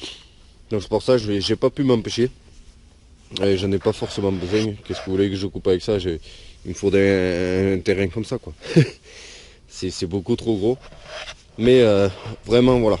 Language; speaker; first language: French; native; French